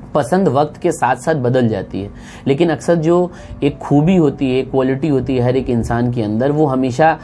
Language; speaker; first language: Hindi; native; Hindi